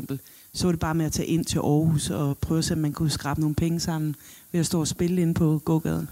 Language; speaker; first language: Danish; native; Danish